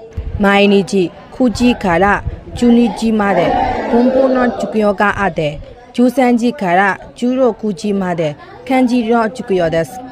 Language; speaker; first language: Japanese; non-native, learner; Burmese